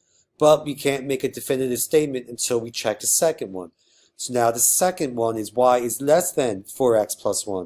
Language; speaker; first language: English; native; English